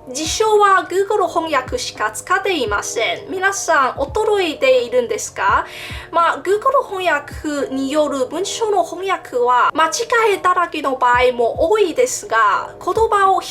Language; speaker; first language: Japanese; non-native, learner; Min Nan Chinese